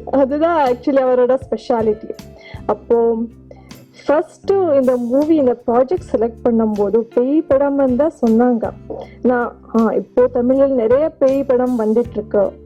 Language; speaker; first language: Tamil; non-native, learner; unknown